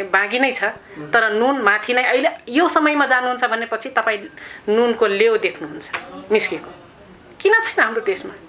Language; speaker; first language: Nepali; non-native, local second language; Dangaura Tharu